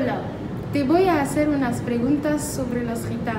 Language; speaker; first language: Spanish; non-native, learner; French